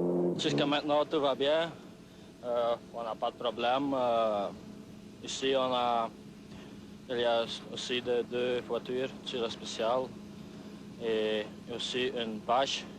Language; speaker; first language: French; non-native, local second language; Dutch